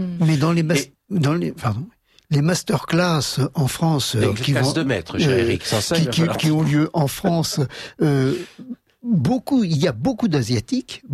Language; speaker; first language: French; native; French